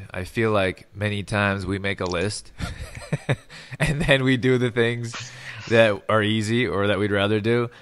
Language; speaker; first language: English; native; English